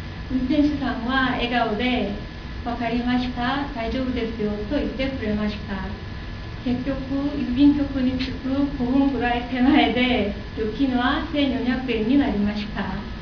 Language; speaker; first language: Japanese; non-native, learner; Korean